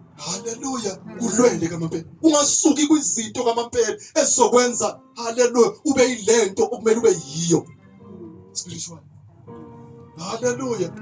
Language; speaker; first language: Zulu; native; Zulu